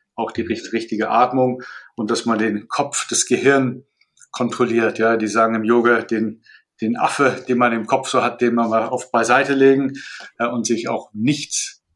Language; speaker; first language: German; non-native, fluent; Malay